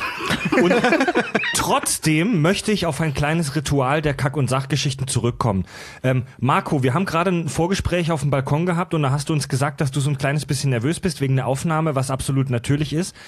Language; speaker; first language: German; native; German